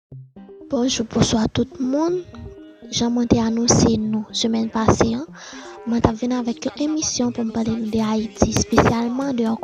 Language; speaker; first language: French; non-native, learner; Haitian Creole